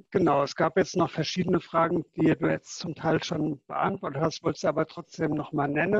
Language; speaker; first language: German; native; German